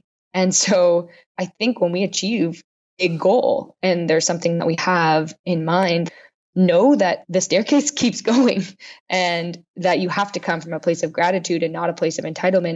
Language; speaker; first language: English; native; English